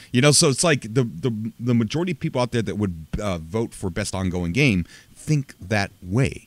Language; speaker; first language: English; native; English